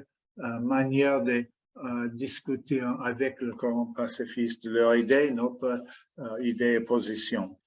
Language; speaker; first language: French; non-native, fluent; English